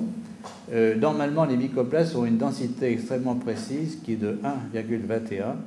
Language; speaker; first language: French; native; French